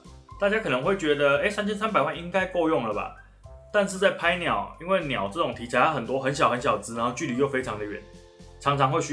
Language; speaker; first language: Chinese; native; Chinese